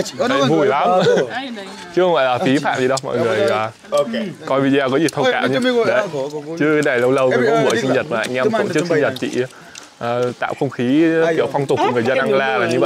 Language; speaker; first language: Vietnamese; native; Vietnamese